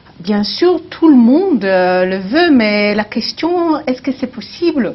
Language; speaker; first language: French; non-native, learner; Hebrew